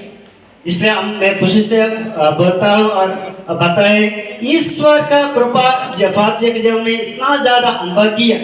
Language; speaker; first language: Hindi; non-native, local second language; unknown